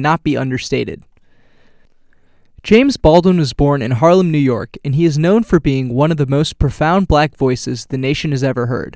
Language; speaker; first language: English; native; English